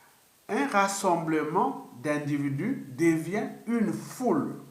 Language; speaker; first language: French; non-native, local second language; Lingala